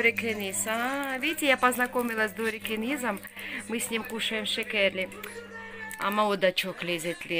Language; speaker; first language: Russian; native; Russian